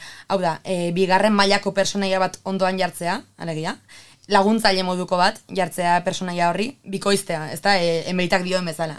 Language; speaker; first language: Basque; native; Basque